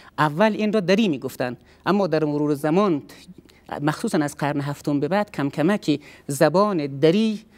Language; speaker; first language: Persian; native; Persian